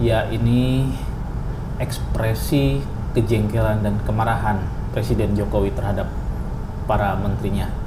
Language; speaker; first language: Indonesian; native; Indonesian